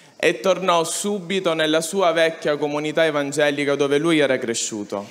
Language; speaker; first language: Italian; native; Italian